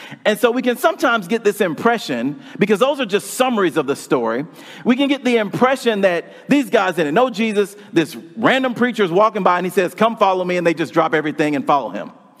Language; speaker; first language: English; native; English